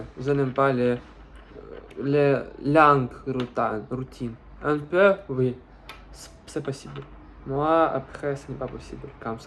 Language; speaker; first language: French; non-native, learner; Russian